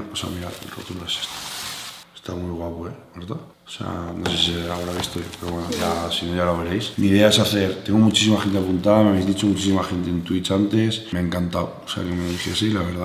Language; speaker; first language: Spanish; native; Spanish